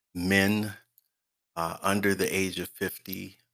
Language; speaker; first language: English; native; English